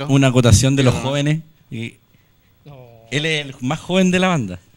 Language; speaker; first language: Spanish; native; Spanish